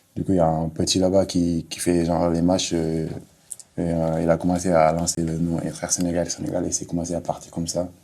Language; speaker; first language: French; non-native, local second language; Wolof